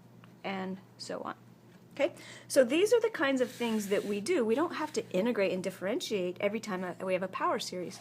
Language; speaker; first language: English; native; English